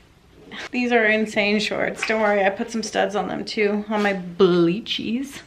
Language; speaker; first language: English; native; English